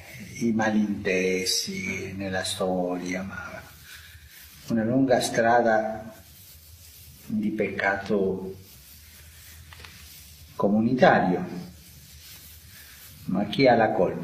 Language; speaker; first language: Italian; non-native, fluent; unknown